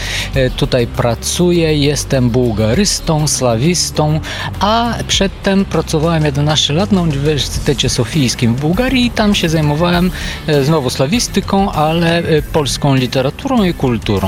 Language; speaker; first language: Polish; non-native, fluent; Bulgarian